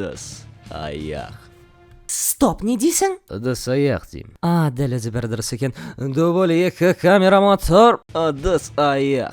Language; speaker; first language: Kazakh; native; Kazakh